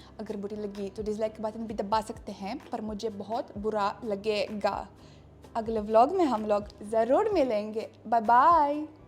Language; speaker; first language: Hindi; non-native, fluent; Russian